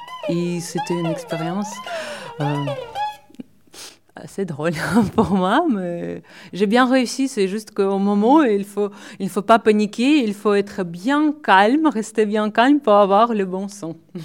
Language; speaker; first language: French; non-native, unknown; Russian